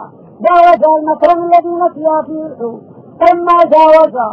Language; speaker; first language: Arabic; native; Arabic